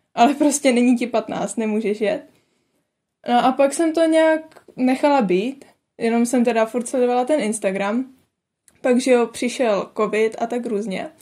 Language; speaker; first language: Czech; native; Czech